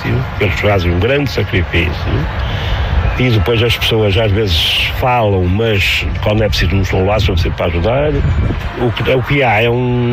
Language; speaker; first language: Portuguese; native; Portuguese